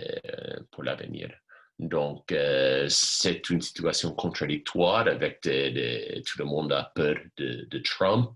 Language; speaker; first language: French; non-native, fluent; English